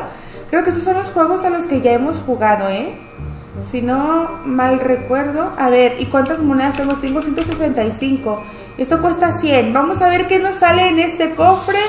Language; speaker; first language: Spanish; native; Spanish